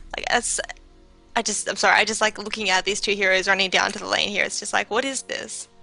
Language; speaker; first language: English; native; English